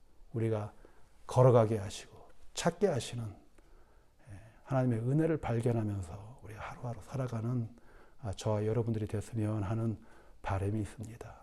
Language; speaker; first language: Korean; native; Korean